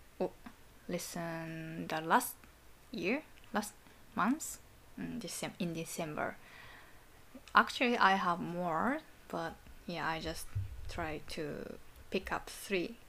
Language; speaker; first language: English; non-native, learner; Japanese